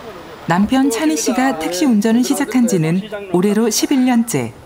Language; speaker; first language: Korean; native; Korean